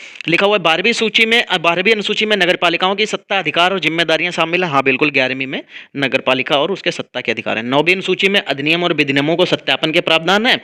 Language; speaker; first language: Hindi; native; Hindi